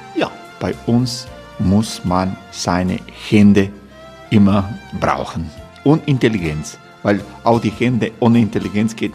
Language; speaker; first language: German; non-native, fluent; Croatian